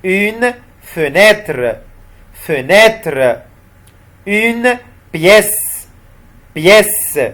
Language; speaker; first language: French; non-native, fluent; Arabic